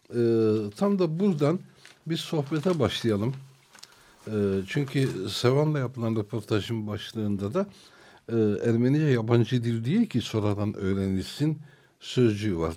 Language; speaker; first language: Turkish; non-native, local second language; Armenian